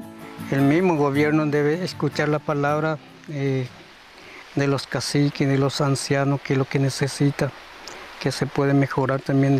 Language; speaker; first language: Spanish; non-native, local second language; Guarani